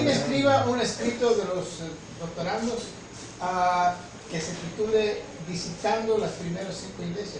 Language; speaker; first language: Spanish; native; Spanish